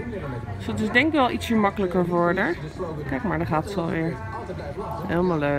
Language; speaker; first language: Dutch; native; Dutch